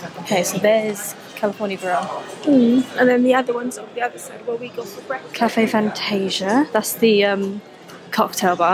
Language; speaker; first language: English; native; English